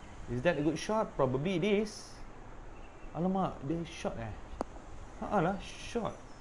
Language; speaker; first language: English; non-native, local second language; Malay